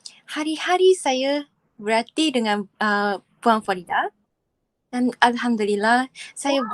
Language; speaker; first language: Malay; non-native, fluent; Japanese